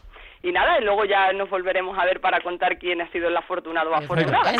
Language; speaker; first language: Spanish; native; Spanish